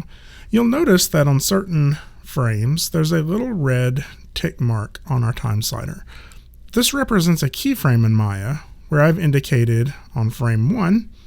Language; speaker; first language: English; native; English